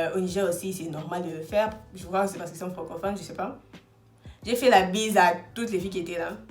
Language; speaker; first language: French; non-native, local second language; Lingala